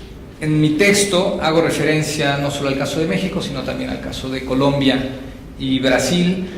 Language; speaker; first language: Spanish; native; Spanish